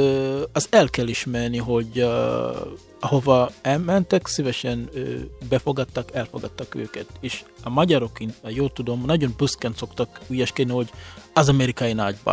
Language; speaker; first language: Hungarian; non-native, fluent; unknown